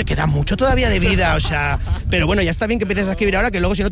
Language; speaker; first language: Spanish; native; Spanish